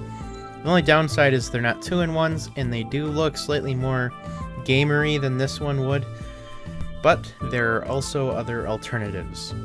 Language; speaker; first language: English; native; English